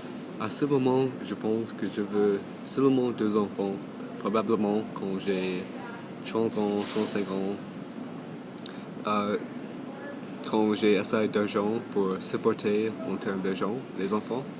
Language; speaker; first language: French; non-native, local second language; English